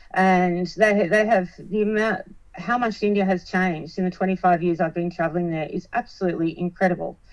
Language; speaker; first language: English; native; English